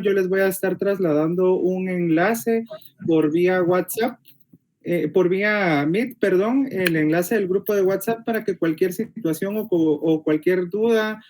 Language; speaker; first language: Spanish; native; Spanish